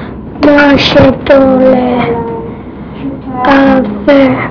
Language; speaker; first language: French; non-native, learner; English